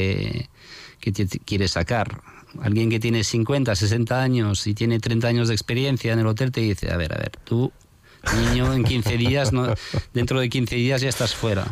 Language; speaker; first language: Spanish; non-native, fluent; French